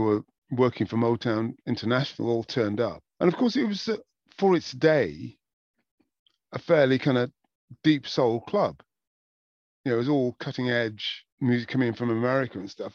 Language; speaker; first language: English; native; English